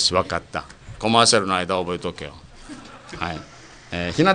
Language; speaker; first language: Japanese; native; Japanese